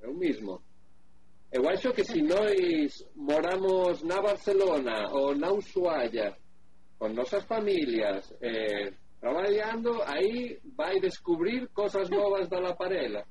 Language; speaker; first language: Portuguese; non-native, learner; Spanish